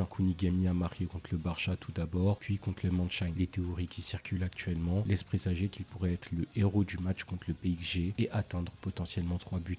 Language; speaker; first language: French; native; French